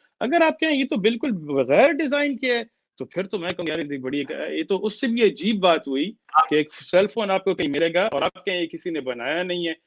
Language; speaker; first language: Urdu; early bilingual, heritage; Urdu